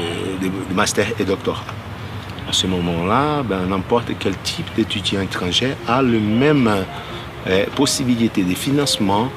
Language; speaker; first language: French; non-native, fluent; Portuguese